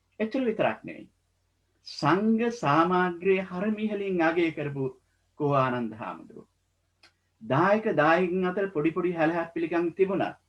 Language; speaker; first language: Sinhala; native; Sinhala